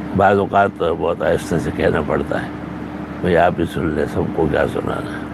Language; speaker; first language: Urdu; non-native, local second language; Pashto